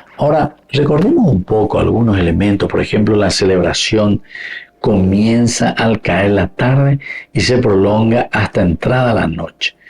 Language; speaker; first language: Spanish; native; Spanish